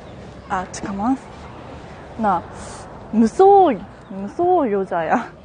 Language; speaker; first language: Korean; non-native, learner; Japanese